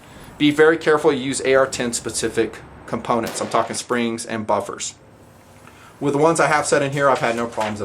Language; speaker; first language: English; native; English